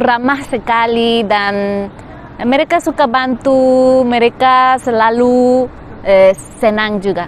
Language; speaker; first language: Indonesian; non-native, fluent; Spanish